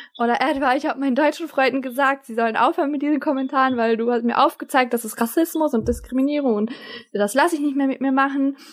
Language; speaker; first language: German; early bilingual, other home language; Turkish